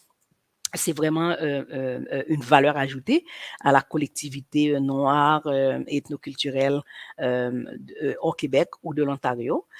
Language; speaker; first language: French; non-native, local second language; Haitian Creole